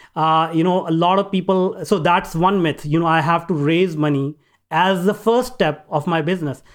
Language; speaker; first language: English; non-native, local second language; Hindi